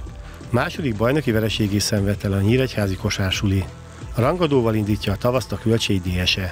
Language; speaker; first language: Hungarian; native; Hungarian